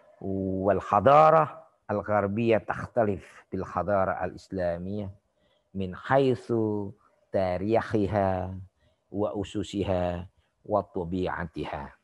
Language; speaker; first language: Arabic; non-native, fluent; Indonesian